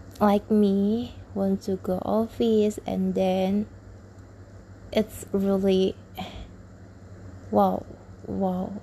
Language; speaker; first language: English; non-native, learner; Indonesian